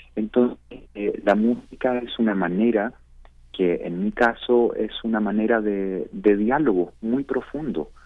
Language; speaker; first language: Spanish; native; Spanish